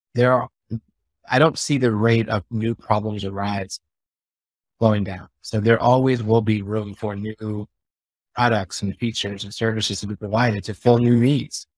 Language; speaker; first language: English; native; English